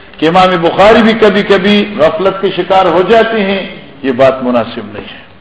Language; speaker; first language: Urdu; non-native, local second language; Pashto